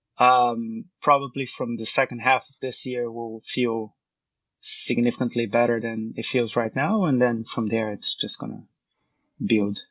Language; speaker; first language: English; non-native, fluent; Portuguese